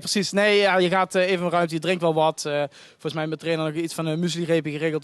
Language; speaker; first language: Dutch; native; Dutch